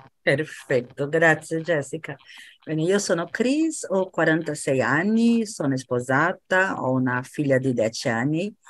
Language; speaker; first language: Italian; non-native, fluent; Portuguese